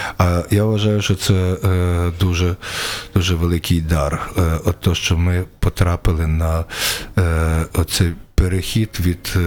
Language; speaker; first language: Ukrainian; native; Ukrainian